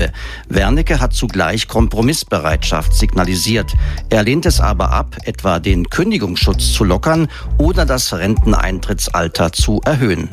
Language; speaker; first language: German; native; German